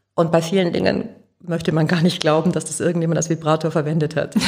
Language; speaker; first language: German; native; German